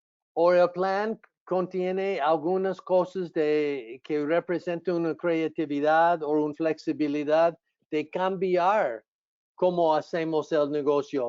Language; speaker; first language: Spanish; non-native, fluent; English